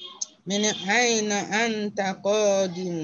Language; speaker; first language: Arabic; non-native, learner; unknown